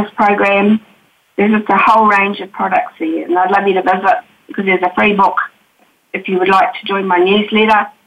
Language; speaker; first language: English; native; English